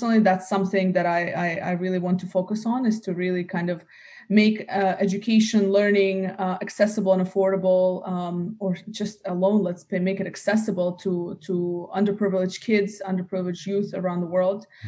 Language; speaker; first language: English; native; English